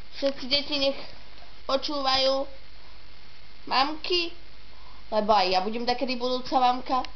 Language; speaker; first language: Slovak; non-native, learner; Russian